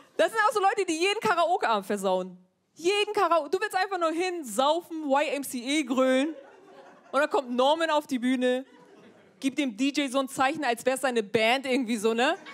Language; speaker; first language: German; early bilingual, other home language; Turkish